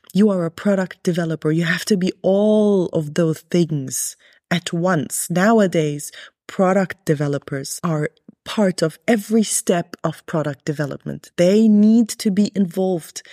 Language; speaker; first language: English; early bilingual, other home language; Arabic